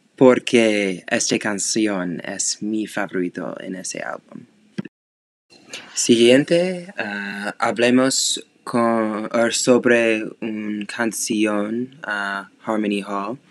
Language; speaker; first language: Spanish; non-native, learner; English